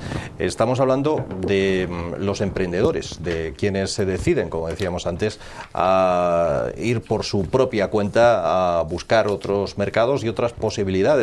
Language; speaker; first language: Spanish; native; Spanish